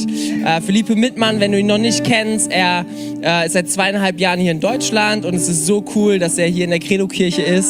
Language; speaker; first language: German; native; German